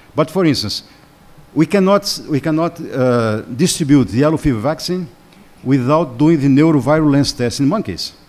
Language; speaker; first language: English; non-native, fluent; Portuguese